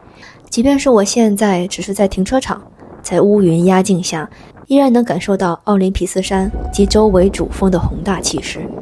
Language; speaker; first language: Chinese; native; Chinese